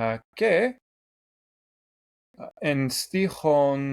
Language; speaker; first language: Greek; non-native, learner; English